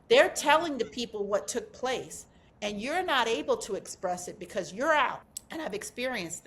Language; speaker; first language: English; native; English